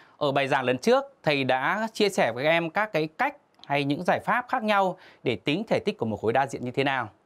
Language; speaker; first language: Vietnamese; native; Vietnamese